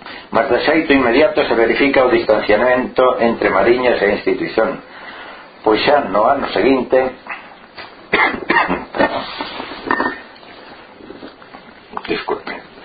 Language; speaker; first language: Galician; non-native, local second language; Spanish